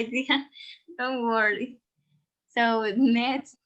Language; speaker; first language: English; non-native, learner; Spanish